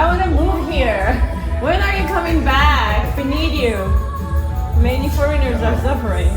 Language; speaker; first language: English; non-native, fluent; Arabic